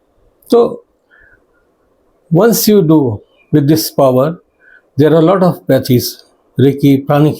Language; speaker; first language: Hindi; native; Hindi